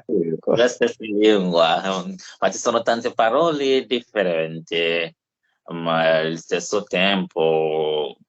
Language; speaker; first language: Italian; non-native, learner; English